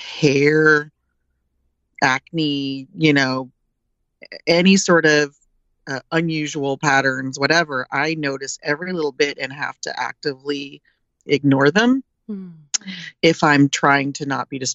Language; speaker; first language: English; native; English